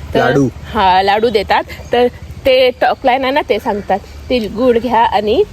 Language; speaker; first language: Marathi; non-native, local second language; Garhwali